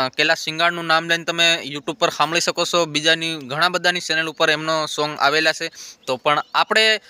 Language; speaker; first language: Gujarati; non-native, local second language; Bhili